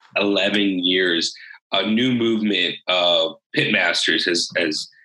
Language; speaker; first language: English; native; English